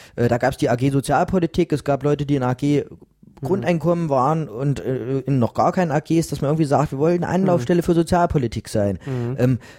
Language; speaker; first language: German; native; German